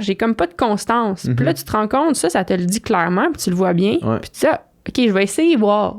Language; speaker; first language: French; native; French